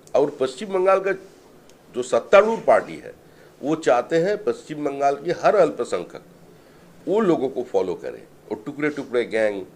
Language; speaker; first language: Hindi; non-native, local second language; Bangla